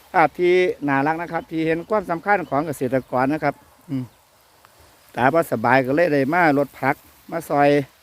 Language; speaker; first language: Thai; non-native, local second language; Northeastern Thai